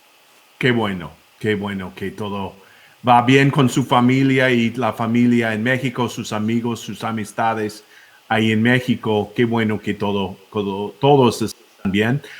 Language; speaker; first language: Spanish; non-native, fluent; English